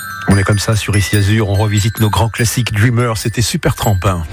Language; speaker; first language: French; native; French